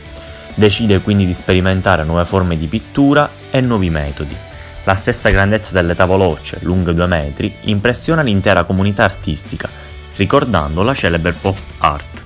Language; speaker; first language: Italian; native; Italian